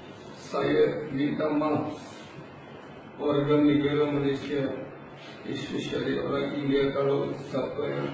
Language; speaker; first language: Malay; non-native, learner; Bangla